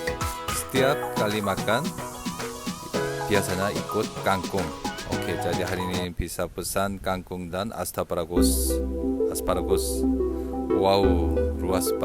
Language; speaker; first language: Indonesian; non-native, learner; Korean